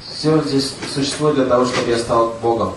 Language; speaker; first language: Russian; native; Russian